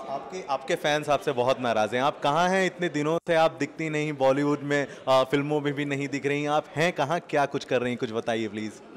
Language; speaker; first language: Hindi; native; Hindi